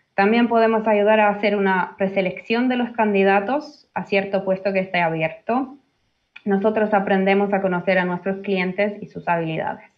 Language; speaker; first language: Spanish; early bilingual, heritage; Finnish